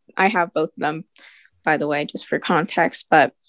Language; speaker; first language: English; early bilingual, other home language; Filipino